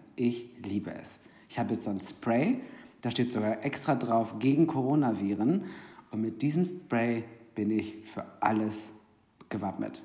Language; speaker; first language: German; native; German